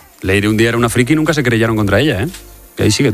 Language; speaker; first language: Spanish; native; Spanish